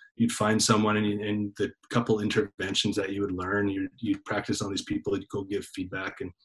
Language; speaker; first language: English; native; English